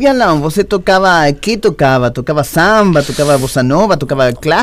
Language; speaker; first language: Portuguese; non-native, learner; Spanish